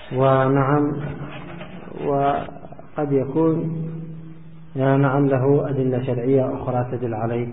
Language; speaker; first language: Arabic; native; Arabic